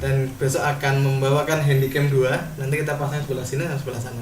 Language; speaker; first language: Indonesian; native; Indonesian